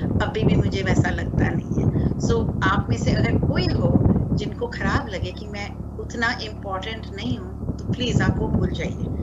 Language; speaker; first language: Hindi; non-native, local second language; Marathi